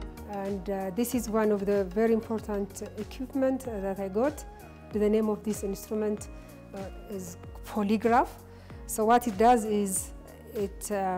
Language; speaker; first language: English; non-native, fluent; Amharic